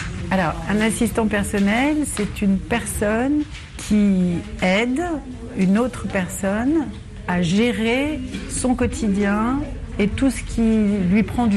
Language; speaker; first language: French; native; French